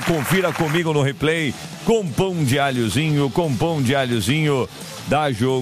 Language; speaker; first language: Portuguese; native; Portuguese